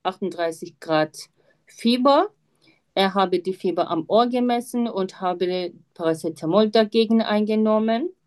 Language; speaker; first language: German; non-native, learner; Turkish